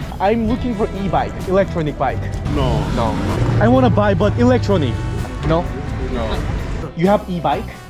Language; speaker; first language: English; non-native, learner; Korean